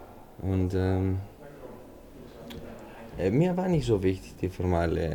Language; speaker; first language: German; non-native, fluent; Greek